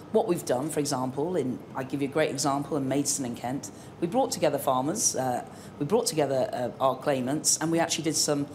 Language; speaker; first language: English; native; English